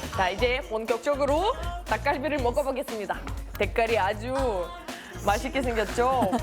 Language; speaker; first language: Korean; non-native, fluent; Russian